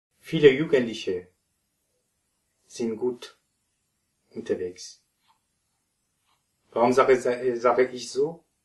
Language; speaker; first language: German; non-native, fluent; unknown